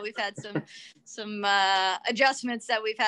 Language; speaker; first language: English; native; English